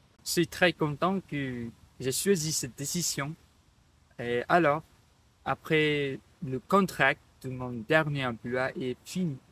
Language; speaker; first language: French; non-native, learner; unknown